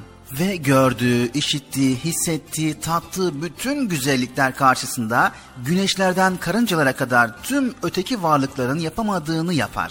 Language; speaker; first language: Turkish; native; Turkish